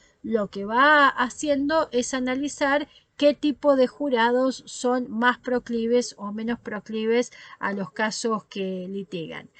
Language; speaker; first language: Spanish; native; Spanish